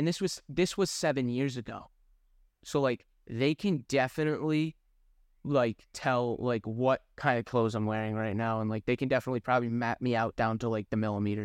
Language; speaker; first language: English; native; English